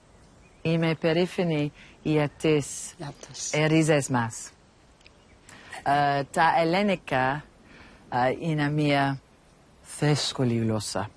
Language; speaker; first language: Greek; non-native, learner; English